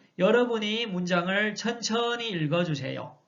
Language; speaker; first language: Korean; non-native, fluent; Chinese